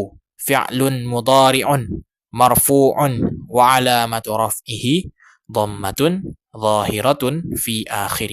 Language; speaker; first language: Arabic; non-native, fluent; Indonesian